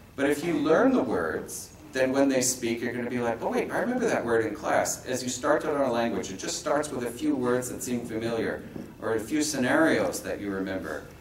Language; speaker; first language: English; native; English